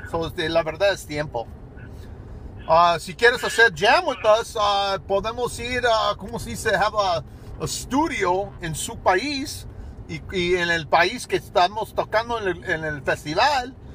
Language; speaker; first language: Spanish; early bilingual, heritage; Spanish